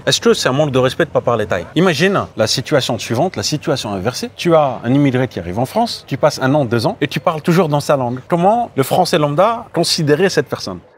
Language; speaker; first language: French; native; French